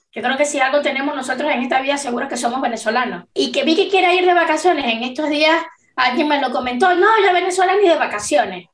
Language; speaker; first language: Spanish; native; Spanish